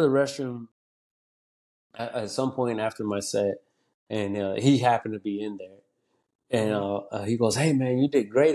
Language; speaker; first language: English; early bilingual, other home language; Spanish